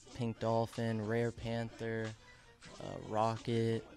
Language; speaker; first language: English; native; English